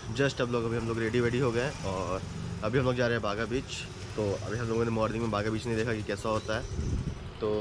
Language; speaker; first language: Hindi; native; Hindi